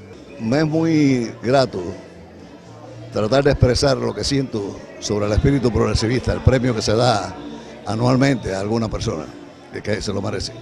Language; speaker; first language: Spanish; native; Spanish